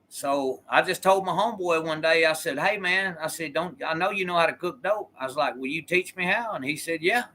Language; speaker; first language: English; native; English